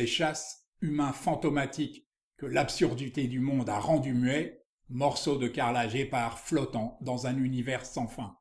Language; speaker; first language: French; native; French